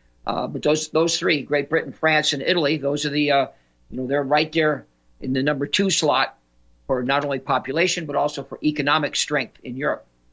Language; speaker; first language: English; native; English